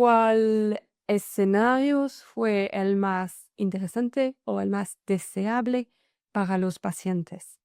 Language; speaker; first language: Spanish; non-native, fluent; French